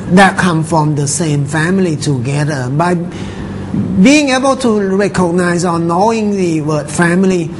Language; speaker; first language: English; non-native, fluent; Thai